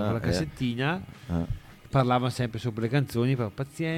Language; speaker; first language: Italian; native; Italian